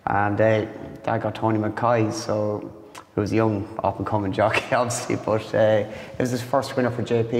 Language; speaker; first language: English; native; English